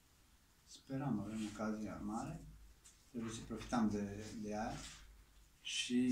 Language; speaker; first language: Romanian; non-native, fluent; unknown